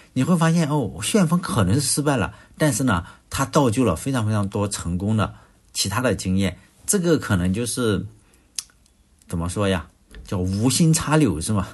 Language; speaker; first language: Chinese; native; Chinese